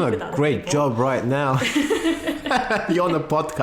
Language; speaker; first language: English; native; English